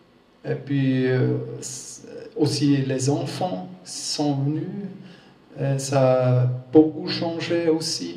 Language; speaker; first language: French; non-native, learner; German